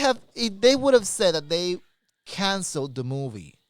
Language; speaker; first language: English; native; English